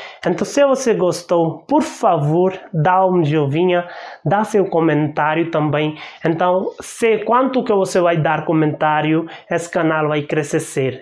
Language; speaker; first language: Portuguese; non-native, learner; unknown